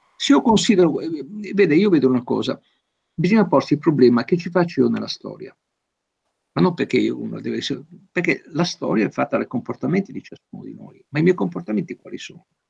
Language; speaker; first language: Italian; native; Italian